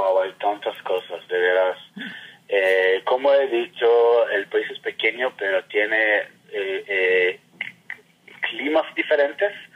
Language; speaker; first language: Spanish; non-native, fluent; Hebrew